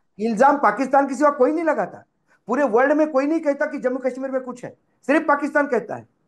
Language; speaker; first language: Hindi; non-native, local second language; Marathi